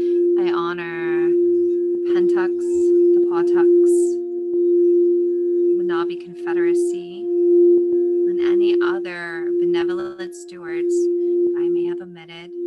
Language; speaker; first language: English; native; English